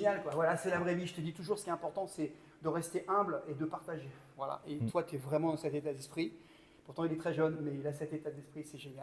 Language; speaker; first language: French; native; French